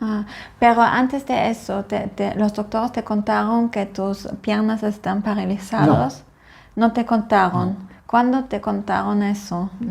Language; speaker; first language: Spanish; non-native, fluent; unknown